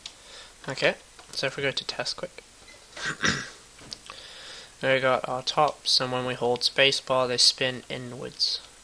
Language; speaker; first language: English; native; English